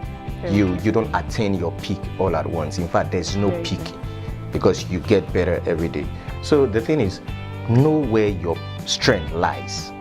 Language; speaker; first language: English; non-native, local second language; Yoruba